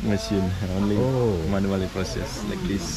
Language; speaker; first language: English; non-native, learner; Indonesian